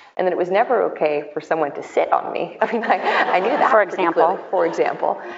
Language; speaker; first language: English; native; English